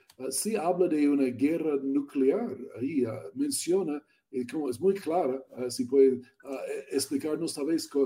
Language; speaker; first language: Spanish; non-native, learner; English